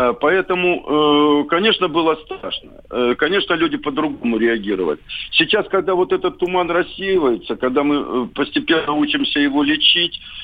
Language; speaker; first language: Russian; native; Russian